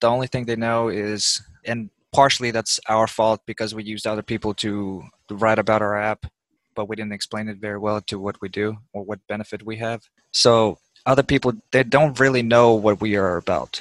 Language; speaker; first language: English; early bilingual, other home language; Russian